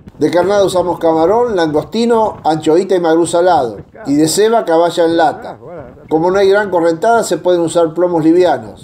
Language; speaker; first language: Spanish; native; Spanish